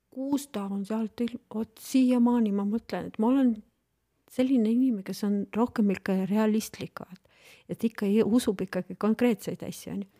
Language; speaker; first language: Estonian; non-native, local second language; Russian